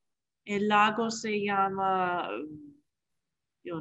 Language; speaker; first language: Spanish; non-native, learner; English